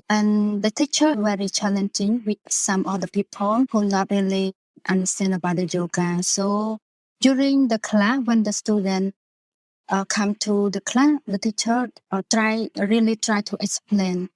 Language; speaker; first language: English; non-native, learner; Khmer